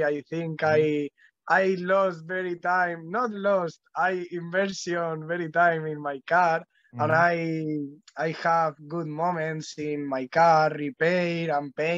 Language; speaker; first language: English; non-native, learner; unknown